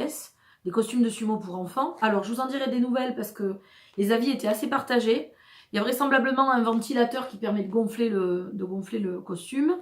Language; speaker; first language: French; native; French